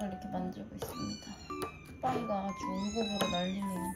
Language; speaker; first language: Korean; native; Korean